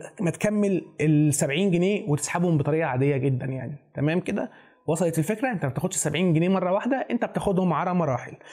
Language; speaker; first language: Arabic; native; Arabic